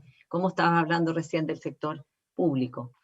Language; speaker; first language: Spanish; native; Spanish